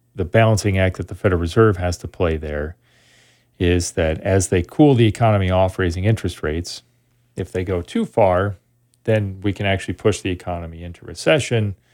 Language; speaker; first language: English; native; English